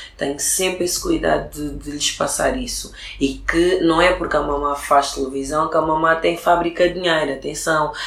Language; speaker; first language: Portuguese; early bilingual, other home language; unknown